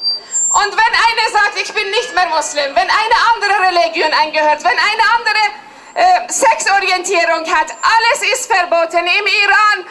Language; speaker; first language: German; non-native, fluent; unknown